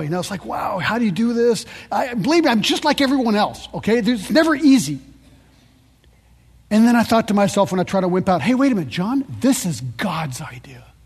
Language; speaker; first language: English; early bilingual, other home language; French